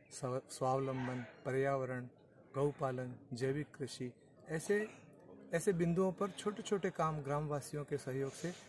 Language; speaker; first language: Hindi; native; Hindi